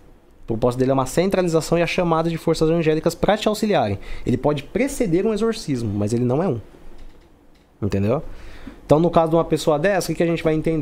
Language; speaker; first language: Portuguese; native; Portuguese